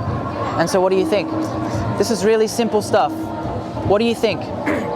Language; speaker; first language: English; native; English